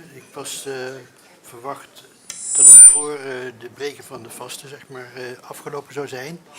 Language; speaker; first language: Dutch; non-native, fluent; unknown